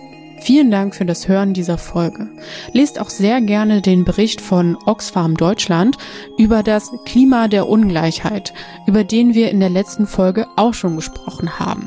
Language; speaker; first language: German; native; German